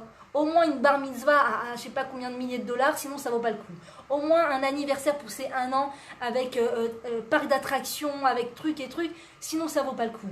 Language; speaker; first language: French; native; French